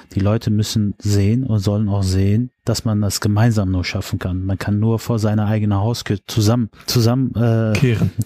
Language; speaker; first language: German; early bilingual, other home language; Turkish